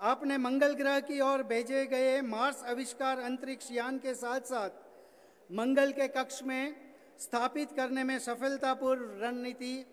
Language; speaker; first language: Hindi; non-native, local second language; Gujarati